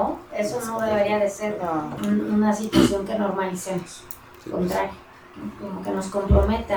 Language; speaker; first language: Spanish; native; Spanish